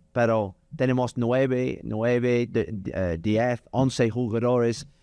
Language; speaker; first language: Spanish; non-native, learner; English